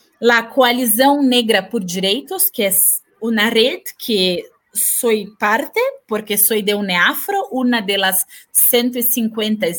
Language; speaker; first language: Spanish; non-native, fluent; Portuguese